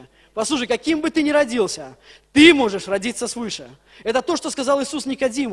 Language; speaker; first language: Russian; native; Russian